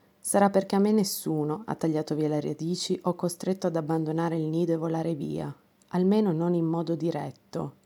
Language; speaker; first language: Italian; non-native, fluent; Romanian